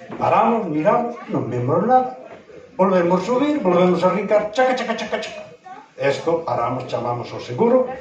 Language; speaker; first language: Galician; native; Galician